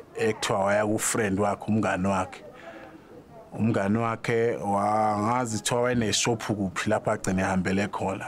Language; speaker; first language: Zulu; native; Zulu